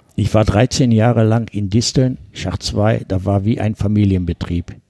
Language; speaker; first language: German; early bilingual, other home language; Turkish